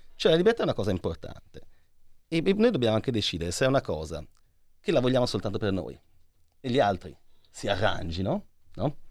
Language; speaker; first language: Italian; native; Italian